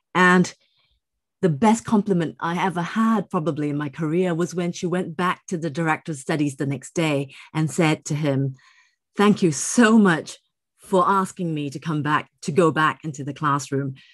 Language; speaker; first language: English; native; English